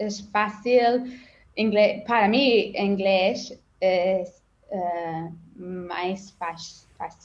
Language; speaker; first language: Portuguese; non-native, learner; English